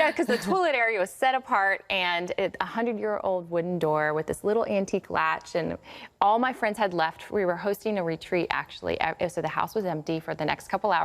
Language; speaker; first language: English; native; English